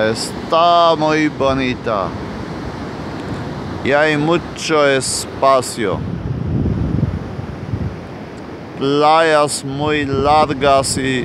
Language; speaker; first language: Spanish; non-native, fluent; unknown